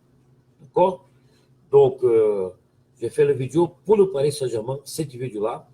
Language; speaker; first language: French; non-native, fluent; Portuguese